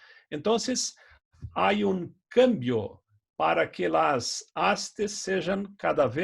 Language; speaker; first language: Spanish; non-native, fluent; Portuguese